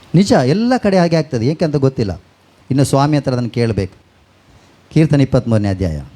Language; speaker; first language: Kannada; non-native, local second language; Tulu